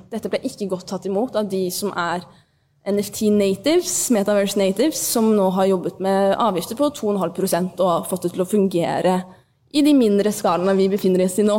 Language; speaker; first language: Norwegian; early bilingual, other home language; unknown